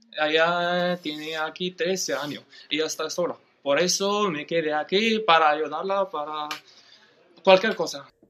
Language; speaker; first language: Spanish; non-native, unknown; Arabic